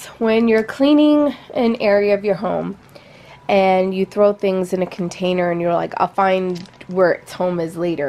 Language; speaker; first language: English; native; English